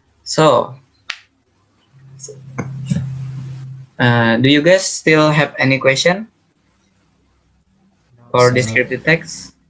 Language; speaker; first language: English; non-native, learner; Indonesian